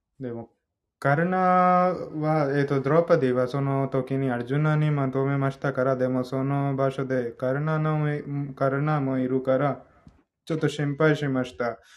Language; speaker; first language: Japanese; non-native, learner; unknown